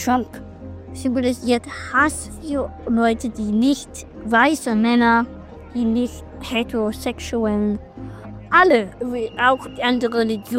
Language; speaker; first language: German; non-native, learner; English